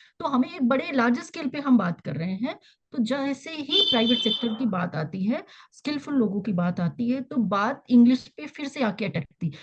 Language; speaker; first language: Hindi; native; Hindi